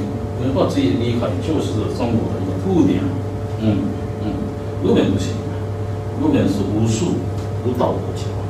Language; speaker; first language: Chinese; non-native, learner; Japanese